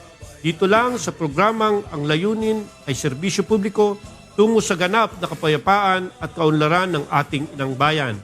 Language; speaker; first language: Filipino; native; Filipino